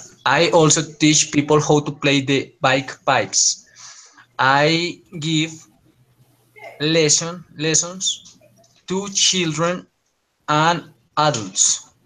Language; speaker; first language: English; non-native, learner; Spanish